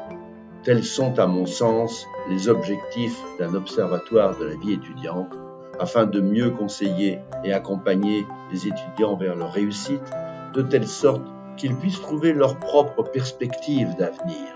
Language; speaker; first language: French; native; French